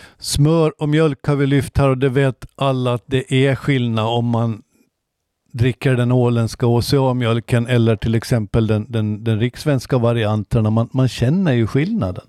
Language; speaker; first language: Swedish; native; Swedish